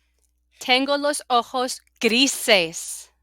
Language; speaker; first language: Spanish; non-native, fluent; English